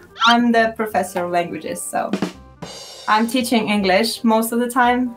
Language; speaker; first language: English; non-native, fluent; Russian